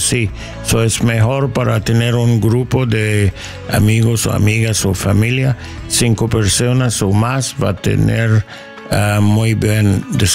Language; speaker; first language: Spanish; non-native, learner; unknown